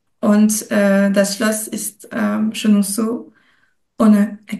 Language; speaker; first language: German; non-native, fluent; French